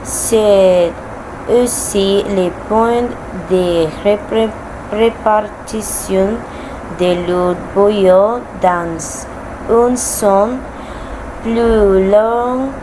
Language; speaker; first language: French; non-native, learner; Spanish